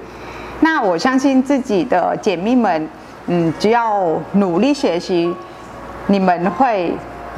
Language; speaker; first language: Chinese; non-native, fluent; Vietnamese